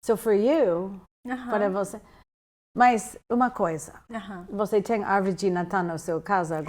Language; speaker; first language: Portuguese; non-native, fluent; English